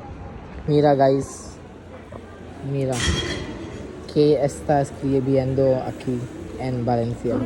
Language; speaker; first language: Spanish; non-native, learner; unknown